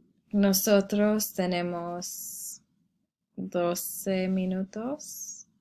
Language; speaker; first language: Spanish; non-native, learner; English